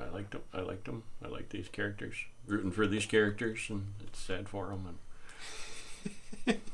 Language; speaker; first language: English; native; English